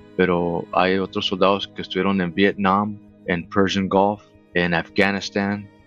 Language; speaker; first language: Spanish; early bilingual, heritage; Spanish